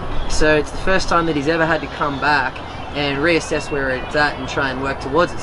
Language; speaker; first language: English; native; English